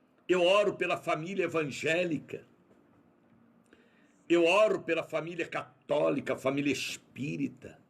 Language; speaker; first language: Portuguese; native; Portuguese